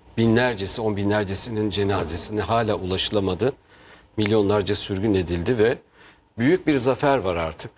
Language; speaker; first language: Turkish; native; Turkish